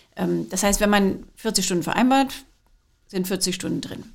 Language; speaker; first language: German; non-native, fluent; English